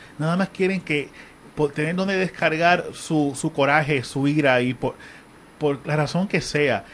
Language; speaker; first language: Spanish; native; Spanish